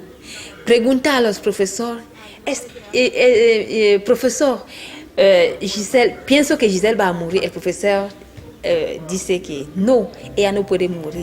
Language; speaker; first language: Spanish; non-native, learner; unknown